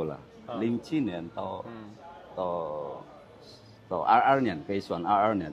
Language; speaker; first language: Chinese; non-native, learner; Indonesian